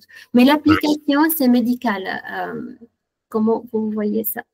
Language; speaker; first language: French; non-native, fluent; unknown